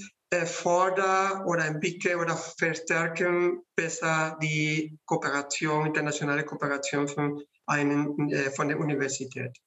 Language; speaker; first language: German; non-native, fluent; Spanish